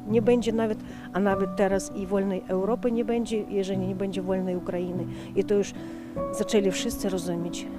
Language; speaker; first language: Polish; early bilingual, heritage; Ukrainian